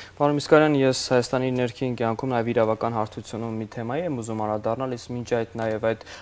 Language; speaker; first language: Armenian; native; Armenian